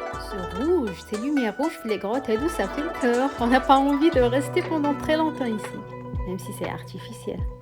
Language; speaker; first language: French; non-native, local second language; Arabic